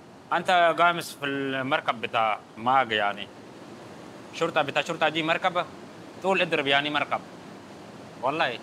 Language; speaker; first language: Arabic; non-native, learner; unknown